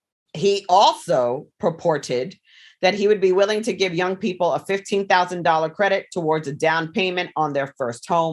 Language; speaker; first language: English; native; English